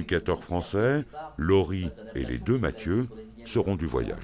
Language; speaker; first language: French; native; French